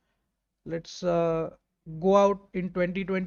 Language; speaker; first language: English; non-native, local second language; Hindi